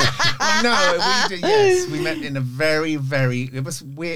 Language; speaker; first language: English; native; English